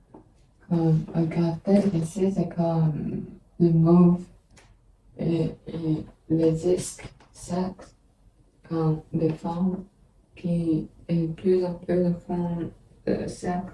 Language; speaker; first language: French; non-native, learner; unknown